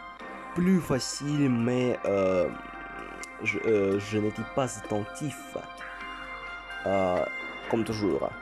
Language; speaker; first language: French; non-native, learner; Russian